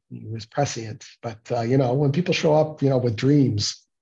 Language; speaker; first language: English; native; English